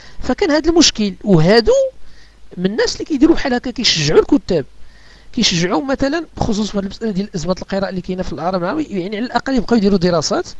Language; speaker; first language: Arabic; native; Arabic